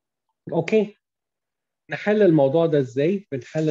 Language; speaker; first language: Arabic; native; Arabic